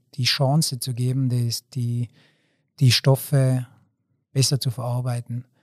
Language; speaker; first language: German; native; German